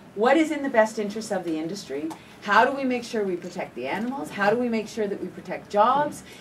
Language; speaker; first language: English; native; English